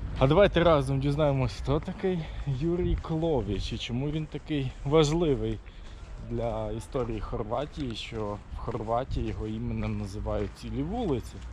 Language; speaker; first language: Ukrainian; non-native, local second language; Russian